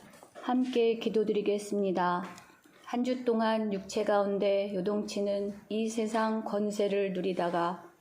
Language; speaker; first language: Korean; native; Korean